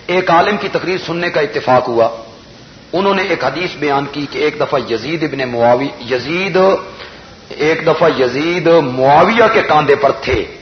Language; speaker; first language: Urdu; non-native, local second language; Punjabi